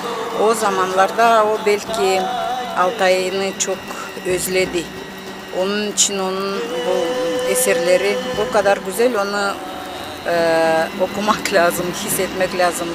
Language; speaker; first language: Turkish; non-native, learner; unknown